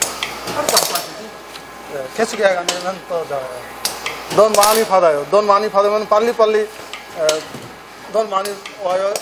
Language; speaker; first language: Korean; non-native, learner; Bangla